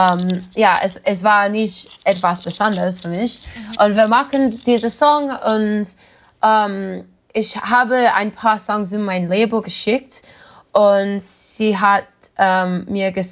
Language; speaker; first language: German; non-native, learner; English